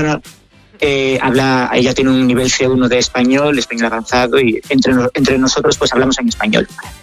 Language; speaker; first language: Spanish; native; Spanish